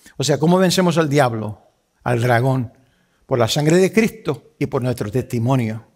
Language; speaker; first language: Spanish; early bilingual, heritage; Spanish